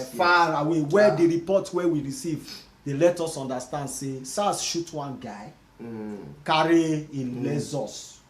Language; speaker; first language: Nigerian Pidgin; native; Nigerian Pidgin